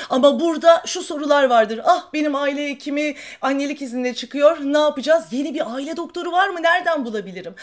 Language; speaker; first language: Turkish; native; Turkish